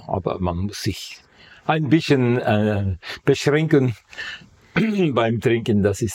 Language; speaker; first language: German; non-native, fluent; Dutch